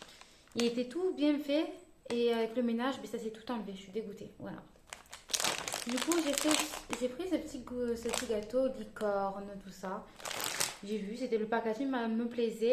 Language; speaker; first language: French; native; French